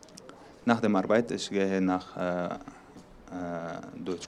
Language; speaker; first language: German; non-native, learner; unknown